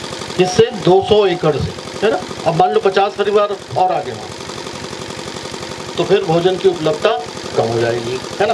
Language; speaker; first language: Hindi; native; Hindi